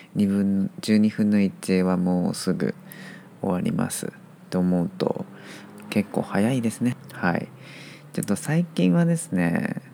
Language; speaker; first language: Japanese; non-native, fluent; Chinese